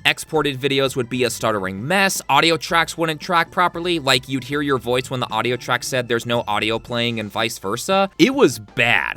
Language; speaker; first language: English; native; English